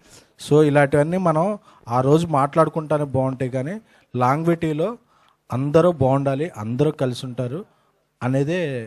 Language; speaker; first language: Telugu; native; Telugu